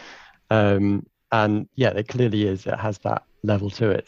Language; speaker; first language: English; native; English